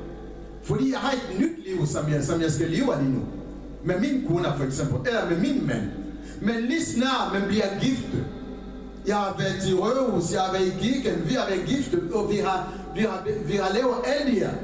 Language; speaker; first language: Danish; non-native, fluent; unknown